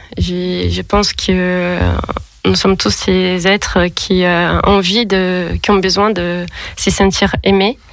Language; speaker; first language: French; non-native, fluent; Portuguese